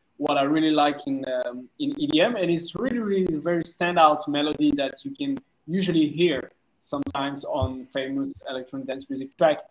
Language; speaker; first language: English; non-native, fluent; French